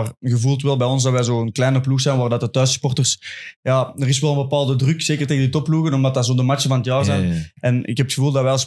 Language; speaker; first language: Dutch; native; Dutch